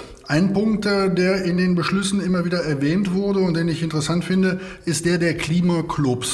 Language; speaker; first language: German; native; German